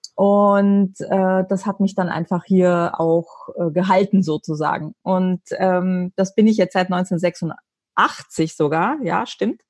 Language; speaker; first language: German; native; German